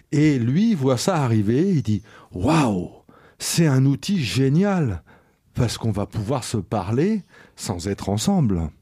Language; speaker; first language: French; native; French